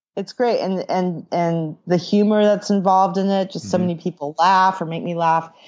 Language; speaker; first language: English; native; English